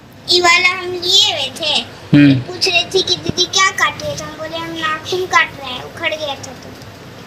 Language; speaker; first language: Hindi; native; Hindi